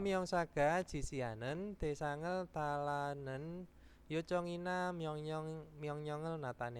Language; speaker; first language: Korean; non-native, fluent; Indonesian